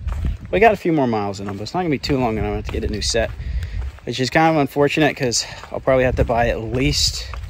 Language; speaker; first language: English; native; English